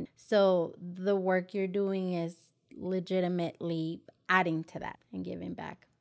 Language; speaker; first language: English; early bilingual, other home language; Spanish